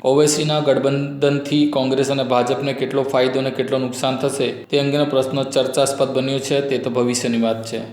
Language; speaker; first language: Gujarati; native; Gujarati